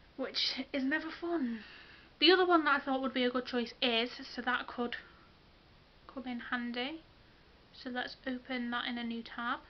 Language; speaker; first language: English; native; English